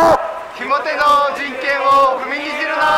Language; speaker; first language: Japanese; native; Japanese